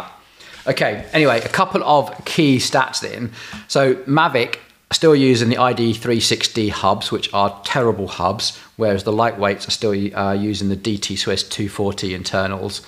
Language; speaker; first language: English; native; English